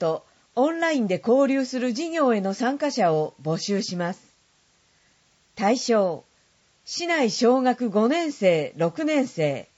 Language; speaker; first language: Japanese; native; Japanese